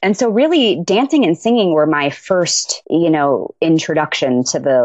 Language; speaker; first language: English; native; English